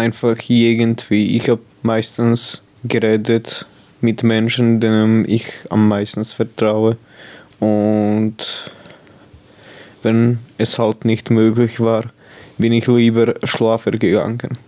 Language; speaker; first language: German; non-native, local second language; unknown